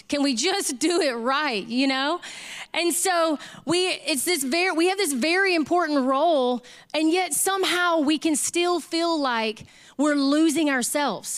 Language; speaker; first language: English; native; English